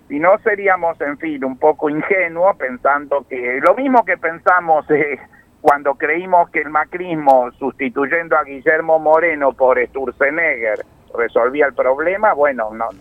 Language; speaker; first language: Spanish; native; Spanish